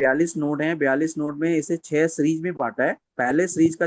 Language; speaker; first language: Hindi; native; Hindi